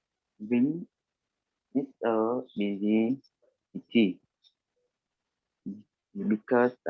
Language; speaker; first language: English; non-native, learner; Vietnamese